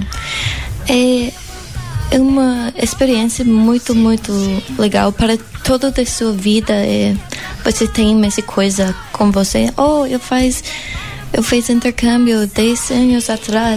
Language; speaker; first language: Portuguese; non-native, learner; English